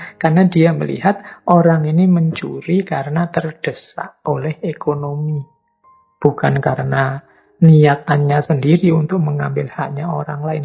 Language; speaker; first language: Indonesian; native; Indonesian